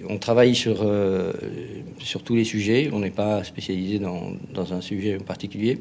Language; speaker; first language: French; non-native, fluent; Spanish